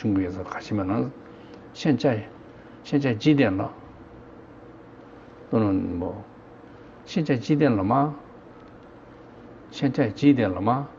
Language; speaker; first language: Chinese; non-native, learner; Korean